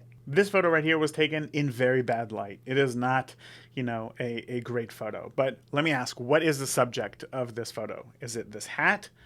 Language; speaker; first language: English; native; English